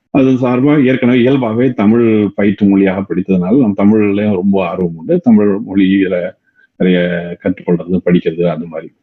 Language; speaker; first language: Tamil; native; Tamil